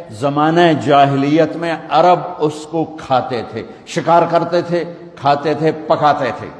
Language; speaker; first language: Urdu; non-native, local second language; Punjabi